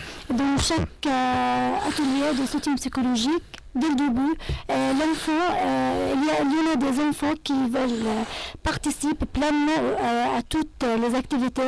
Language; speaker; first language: French; non-native, fluent; Arabic